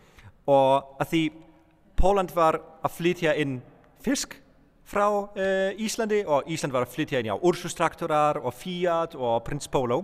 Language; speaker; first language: Icelandic; non-native, fluent; Polish